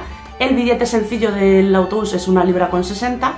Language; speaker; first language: Spanish; native; Spanish